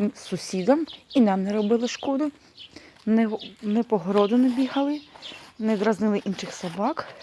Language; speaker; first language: Ukrainian; non-native, local second language; Russian